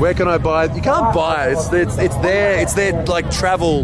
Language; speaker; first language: English; native; English